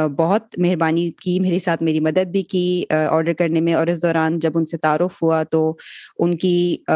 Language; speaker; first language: Urdu; native; Urdu